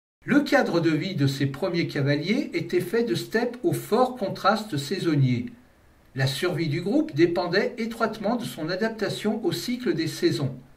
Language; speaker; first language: French; native; French